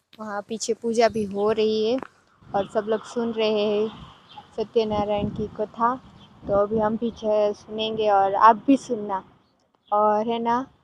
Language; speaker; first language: Hindi; non-native, local second language; Gujarati